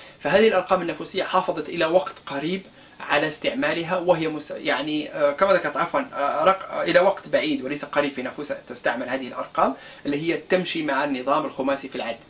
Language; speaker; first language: Arabic; non-native, local second language; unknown